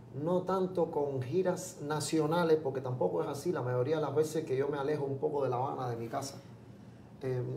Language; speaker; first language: Spanish; native; Spanish